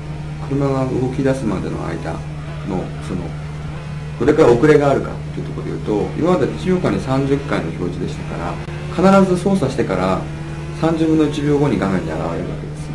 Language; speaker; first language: Japanese; native; Japanese